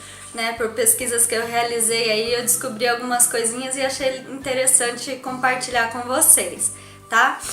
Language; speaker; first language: Portuguese; native; Portuguese